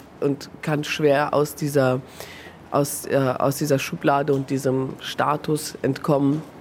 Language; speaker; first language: German; early bilingual, other home language; Persian